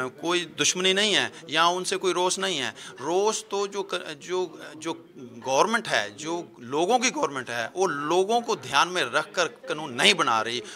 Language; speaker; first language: Hindi; non-native, local second language; Punjabi